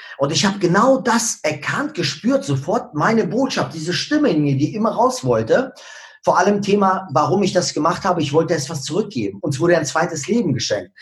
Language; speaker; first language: German; early bilingual, other home language; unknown